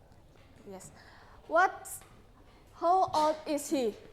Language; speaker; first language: English; non-native, learner; Indonesian